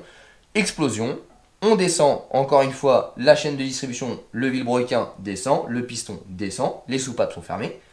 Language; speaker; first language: French; native; French